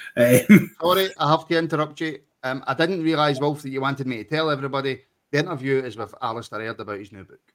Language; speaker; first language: English; native; English